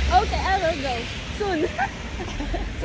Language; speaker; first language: English; non-native, learner; Filipino